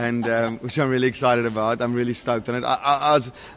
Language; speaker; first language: English; non-native, local second language; Afrikaans